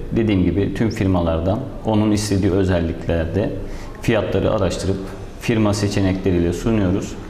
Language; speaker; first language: Turkish; native; Turkish